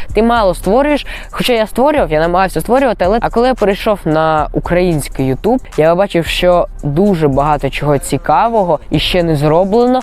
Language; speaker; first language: Ukrainian; non-native, local second language; Russian